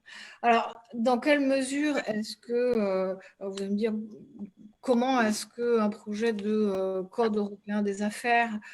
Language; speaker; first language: French; native; French